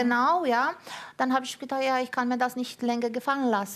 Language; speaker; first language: German; non-native, fluent; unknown